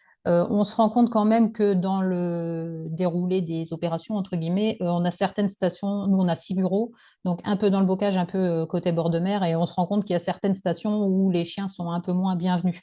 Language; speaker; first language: French; native; French